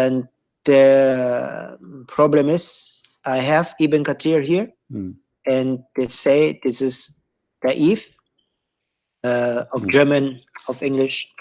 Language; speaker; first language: English; non-native, learner; German